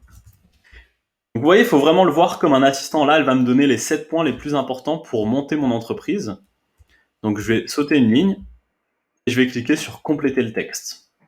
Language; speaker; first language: French; native; French